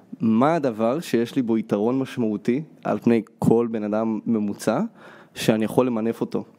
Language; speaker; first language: Hebrew; early bilingual, other home language; Russian